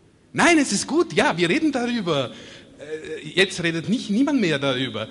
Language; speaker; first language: German; non-native, fluent; Italian